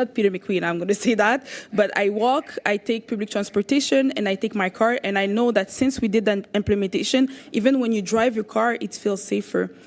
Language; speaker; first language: English; non-native, local second language; French